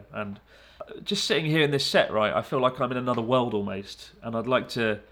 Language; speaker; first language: English; native; English